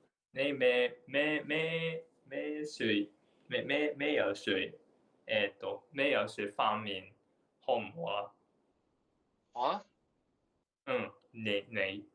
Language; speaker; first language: Cantonese; non-native, learner; Japanese